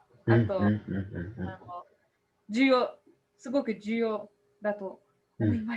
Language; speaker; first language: Japanese; non-native, fluent; English